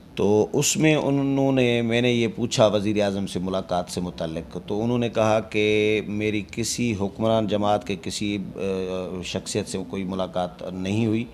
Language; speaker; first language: Urdu; non-native, local second language; Sindhi